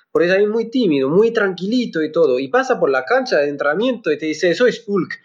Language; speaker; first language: Spanish; non-native, fluent; French